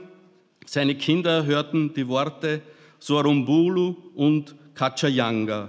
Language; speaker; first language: German; native; German